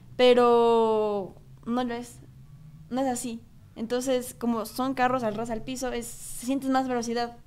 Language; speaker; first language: Spanish; native; Spanish